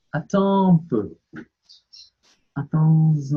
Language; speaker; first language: French; non-native, fluent; Portuguese